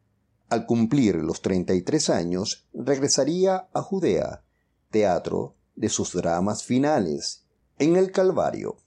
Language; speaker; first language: Spanish; native; Spanish